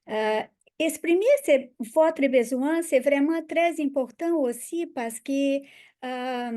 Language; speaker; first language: French; non-native, fluent; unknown